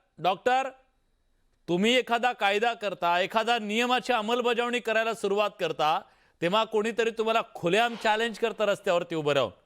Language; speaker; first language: Marathi; native; Marathi